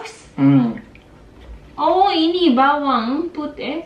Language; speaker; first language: Indonesian; non-native, fluent; Japanese